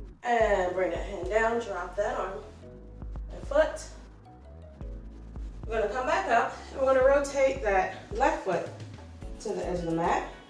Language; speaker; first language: English; native; English